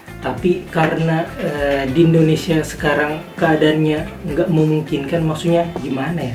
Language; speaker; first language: Indonesian; native; Indonesian